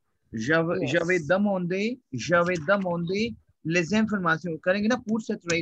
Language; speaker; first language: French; non-native, fluent; Hindi